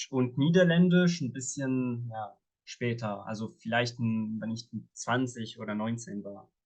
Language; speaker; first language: German; non-native, fluent; Arabic